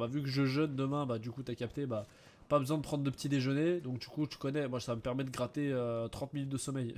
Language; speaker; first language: French; native; French